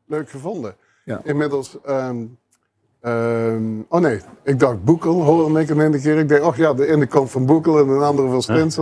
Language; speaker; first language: Dutch; native; Dutch